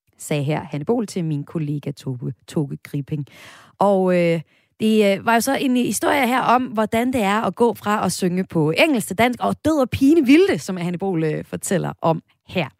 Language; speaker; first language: Danish; native; Danish